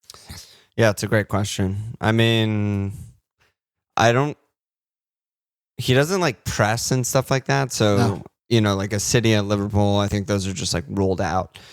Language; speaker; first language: English; native; English